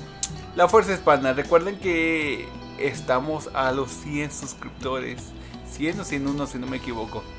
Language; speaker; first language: Spanish; early bilingual, heritage; Spanish